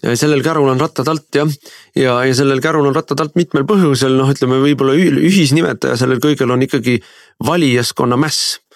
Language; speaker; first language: Estonian; native; Estonian